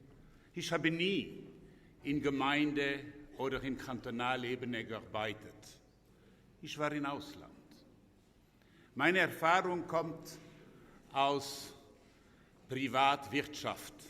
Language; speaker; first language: German; non-native, local second language; French